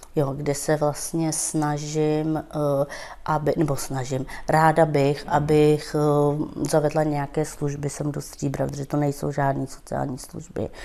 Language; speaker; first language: Czech; non-native, local second language; Romany